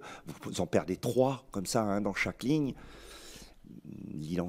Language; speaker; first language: French; native; French